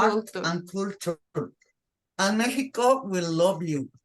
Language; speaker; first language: English; non-native, fluent; Spanish